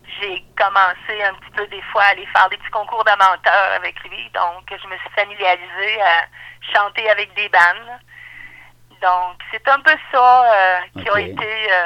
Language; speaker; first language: French; native; French